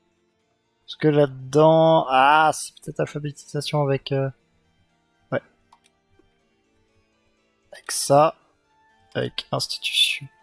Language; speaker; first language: French; native; French